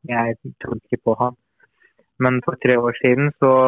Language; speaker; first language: Norwegian; non-native, fluent; Persian